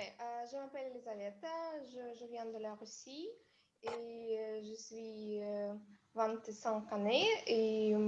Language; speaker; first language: French; non-native, learner; Russian